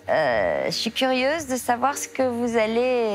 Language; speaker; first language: French; native; French